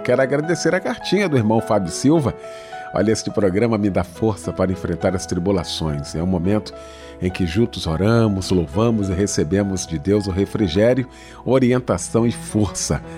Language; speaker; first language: Portuguese; native; Portuguese